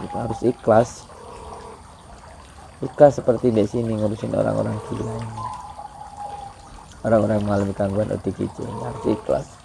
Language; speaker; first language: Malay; non-native, local second language; Javanese